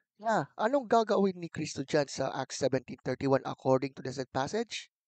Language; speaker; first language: Filipino; native; Filipino